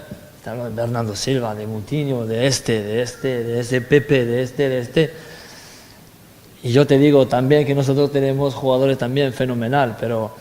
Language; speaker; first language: Spanish; non-native, fluent; French